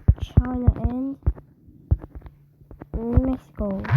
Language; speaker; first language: English; non-native, learner; Turkish